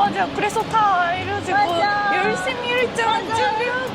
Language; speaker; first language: Korean; non-native, fluent; Japanese